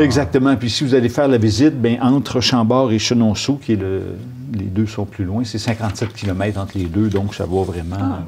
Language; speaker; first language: French; native; French